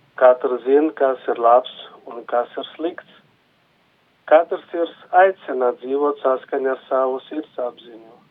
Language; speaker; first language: Latvian; non-native, local second language; Russian